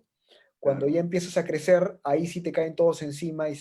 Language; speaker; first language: Spanish; native; Spanish